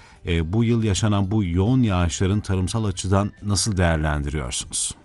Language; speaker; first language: Turkish; native; Turkish